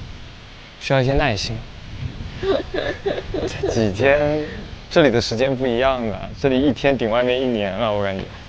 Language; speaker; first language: Chinese; native; Chinese